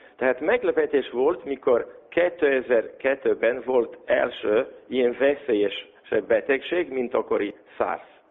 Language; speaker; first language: Hungarian; non-native, local second language; Serbian